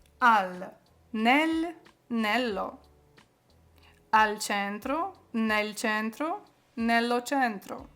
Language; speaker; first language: Italian; non-native, fluent; Ukrainian